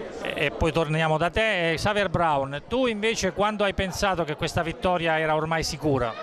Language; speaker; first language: Italian; native; Italian